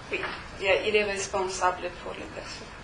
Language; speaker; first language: French; non-native, learner; German